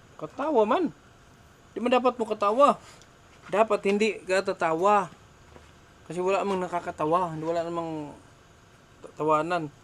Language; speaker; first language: Filipino; non-native, local second language; Cebuano